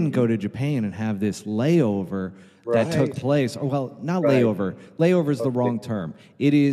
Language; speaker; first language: English; native; English